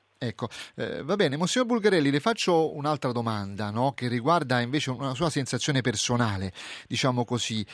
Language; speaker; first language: Italian; native; Italian